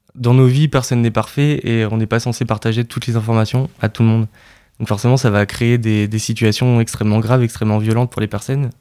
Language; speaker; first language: French; native; French